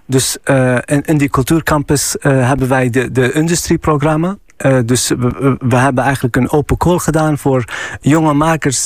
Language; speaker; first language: Dutch; non-native, fluent; Arabic